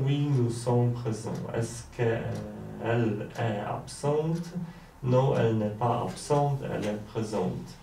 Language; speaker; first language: French; non-native, learner; Polish